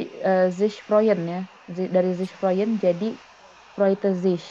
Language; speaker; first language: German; non-native, fluent; Indonesian